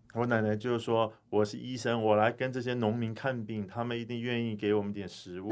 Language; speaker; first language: Chinese; early bilingual, heritage; Chinese